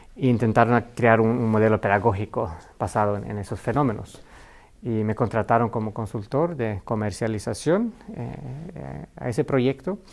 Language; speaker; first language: Spanish; non-native, fluent; Finnish